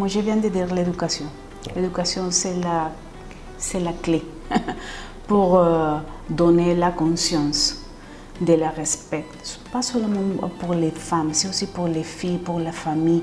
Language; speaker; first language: French; non-native, fluent; Spanish